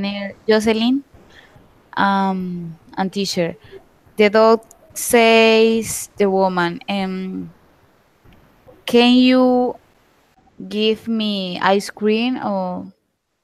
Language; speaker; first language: English; non-native, learner; Spanish